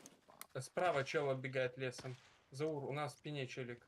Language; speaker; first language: Russian; native; Russian